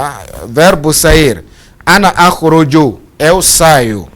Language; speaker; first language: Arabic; non-native, fluent; Portuguese